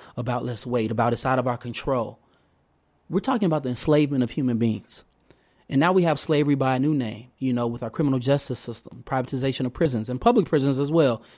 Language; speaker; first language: English; native; English